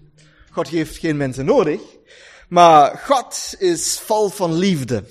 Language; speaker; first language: Dutch; non-native, learner; German